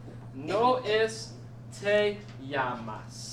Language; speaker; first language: Spanish; non-native, fluent; English